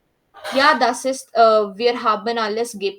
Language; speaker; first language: German; non-native, fluent; Hindi